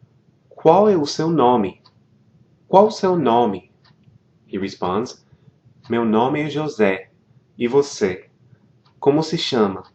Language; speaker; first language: Portuguese; non-native, fluent; English